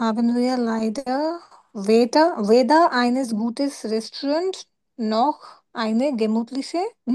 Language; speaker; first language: German; non-native, learner; Bangla